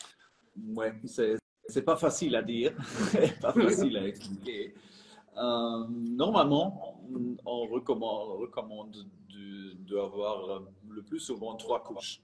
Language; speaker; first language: French; non-native, fluent; German